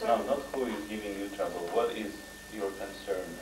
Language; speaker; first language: English; non-native, fluent; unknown